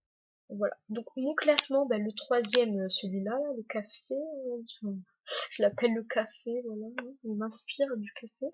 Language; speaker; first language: French; native; French